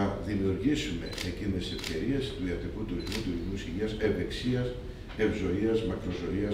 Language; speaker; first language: Greek; native; Greek